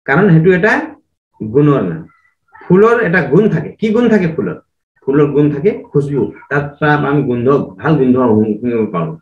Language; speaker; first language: Hindi; non-native, local second language; Assamese